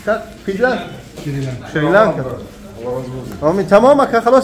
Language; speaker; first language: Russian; non-native, fluent; Tajik